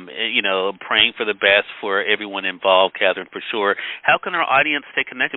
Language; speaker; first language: English; native; English